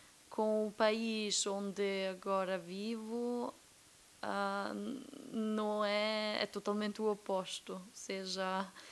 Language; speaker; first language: Portuguese; non-native, fluent; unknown